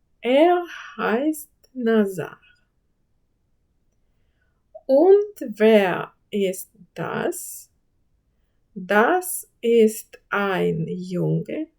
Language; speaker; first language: German; non-native, fluent; Ukrainian